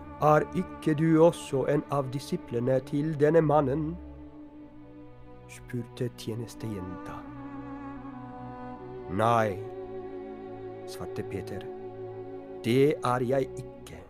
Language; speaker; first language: Norwegian; non-native, fluent; Polish